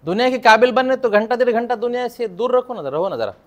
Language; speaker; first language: Hindi; non-native, local second language; Marathi